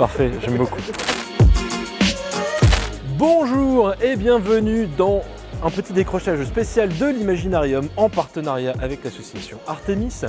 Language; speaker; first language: French; native; French